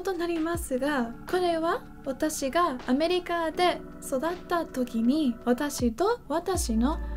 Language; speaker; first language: Japanese; non-native, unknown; English